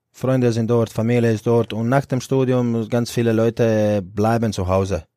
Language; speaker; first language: German; non-native, fluent; Croatian